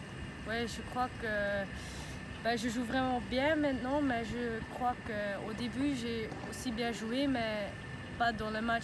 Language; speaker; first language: French; non-native, local second language; Dutch